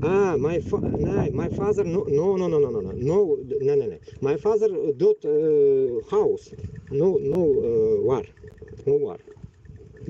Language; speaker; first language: English; non-native, learner; Bashkir